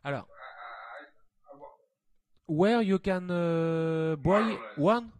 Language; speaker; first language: English; non-native, learner; French